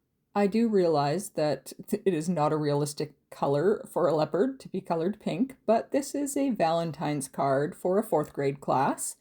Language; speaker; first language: English; native; English